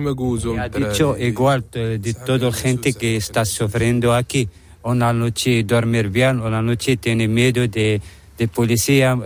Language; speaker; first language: Spanish; non-native, learner; Arabic